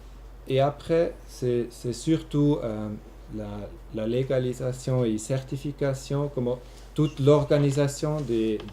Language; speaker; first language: French; non-native, local second language; German